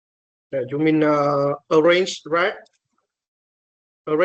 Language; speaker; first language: English; non-native, learner; Vietnamese